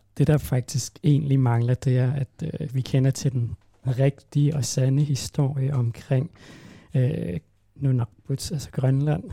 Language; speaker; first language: Danish; non-native, local second language; Kalaallisut